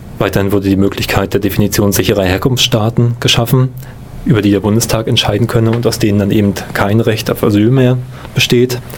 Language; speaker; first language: German; native; German